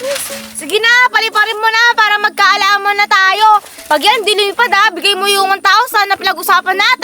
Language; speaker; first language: Filipino; native; Filipino